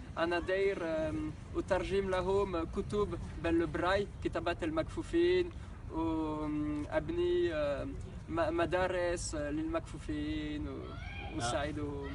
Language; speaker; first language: Arabic; non-native, fluent; French